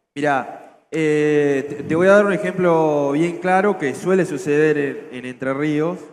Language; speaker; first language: Spanish; native; Spanish